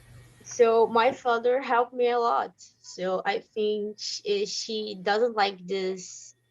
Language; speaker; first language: English; non-native, learner; Portuguese